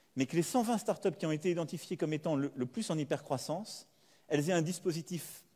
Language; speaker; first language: French; native; French